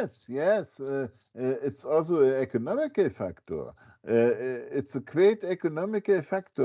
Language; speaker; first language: English; non-native, fluent; German